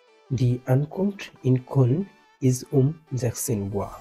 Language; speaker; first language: German; non-native, fluent; Bangla